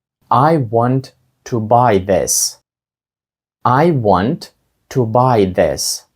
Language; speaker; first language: English; non-native, fluent; Ukrainian